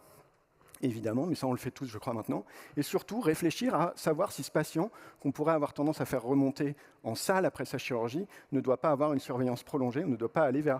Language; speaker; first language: French; native; French